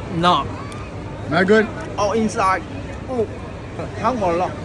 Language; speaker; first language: English; non-native, learner; Korean